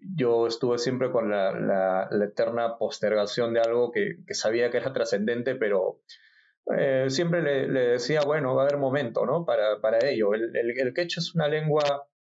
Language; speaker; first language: Spanish; native; Spanish